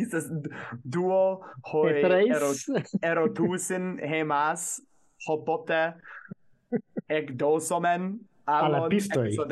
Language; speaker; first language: Greek; non-native, fluent; English